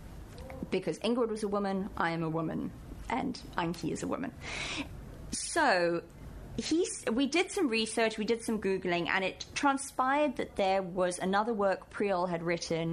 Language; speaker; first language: English; native; English